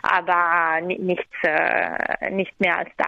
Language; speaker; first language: German; non-native, learner; Italian